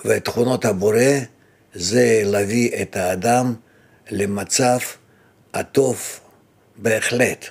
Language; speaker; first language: Hebrew; non-native, fluent; Russian